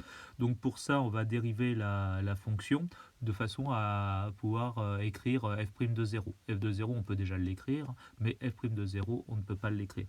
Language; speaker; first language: French; native; French